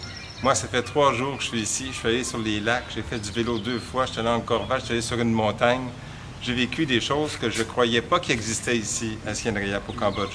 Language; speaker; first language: French; native; French